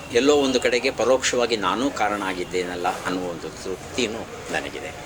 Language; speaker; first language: Kannada; native; Kannada